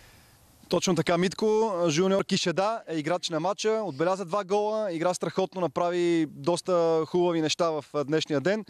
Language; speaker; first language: Bulgarian; native; Bulgarian